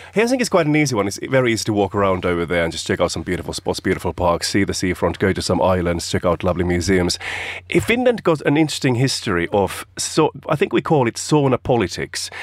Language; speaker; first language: English; non-native, fluent; Finnish